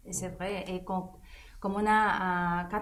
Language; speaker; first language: French; non-native, fluent; Spanish